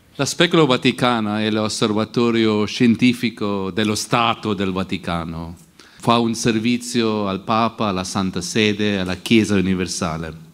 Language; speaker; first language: Italian; non-native, fluent; English